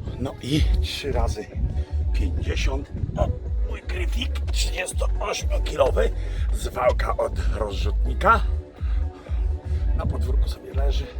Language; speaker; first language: Polish; native; Polish